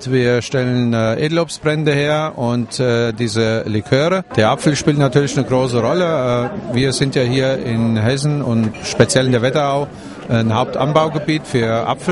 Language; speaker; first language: German; native; German